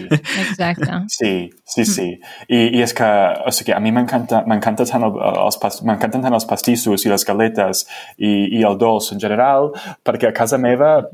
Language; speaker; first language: Catalan; non-native, fluent; English